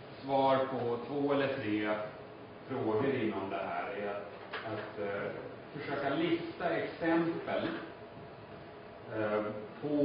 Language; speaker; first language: Swedish; native; Swedish